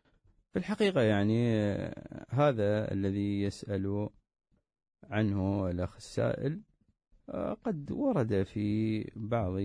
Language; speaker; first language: Arabic; native; Arabic